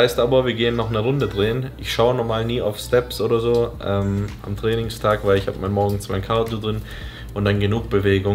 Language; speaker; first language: German; native; German